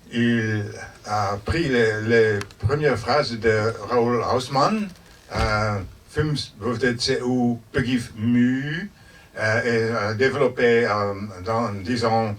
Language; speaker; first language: French; non-native, learner; Dutch